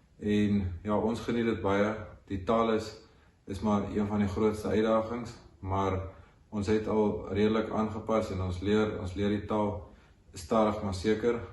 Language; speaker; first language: Afrikaans; native; Afrikaans